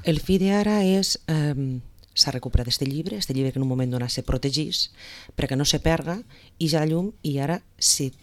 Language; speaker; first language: Catalan; native; Catalan